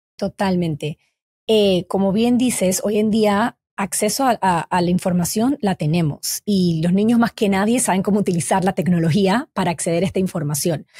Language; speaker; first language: Spanish; native; Spanish